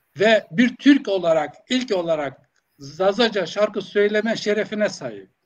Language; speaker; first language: Turkish; non-native, local second language; Zaza